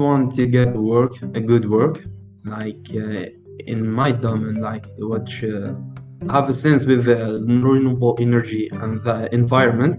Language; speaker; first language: English; non-native, learner; Arabic